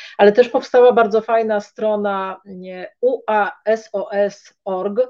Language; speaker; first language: Polish; native; Polish